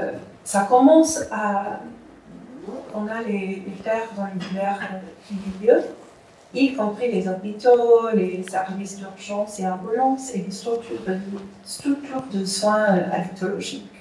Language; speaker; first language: French; non-native, fluent; English